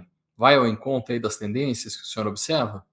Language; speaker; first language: Portuguese; native; Portuguese